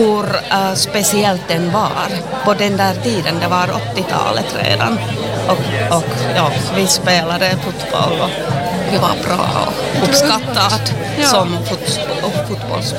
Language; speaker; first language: Swedish; non-native, local second language; Finnish